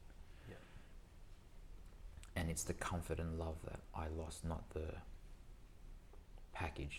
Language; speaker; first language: English; native; English